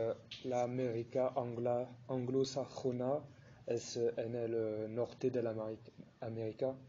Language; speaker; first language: Spanish; non-native, learner; French